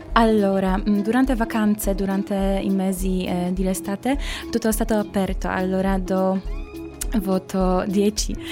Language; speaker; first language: Italian; non-native, learner; Polish